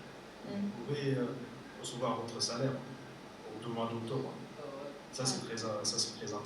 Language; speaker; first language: French; non-native, fluent; Arabic